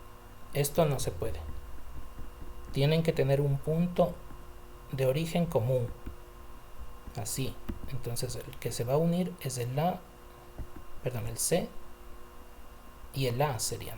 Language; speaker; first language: Spanish; native; Spanish